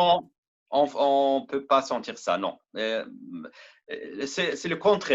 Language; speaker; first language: French; non-native, learner; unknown